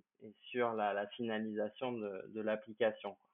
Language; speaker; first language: French; native; French